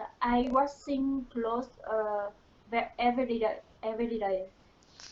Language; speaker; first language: English; non-native, learner; Vietnamese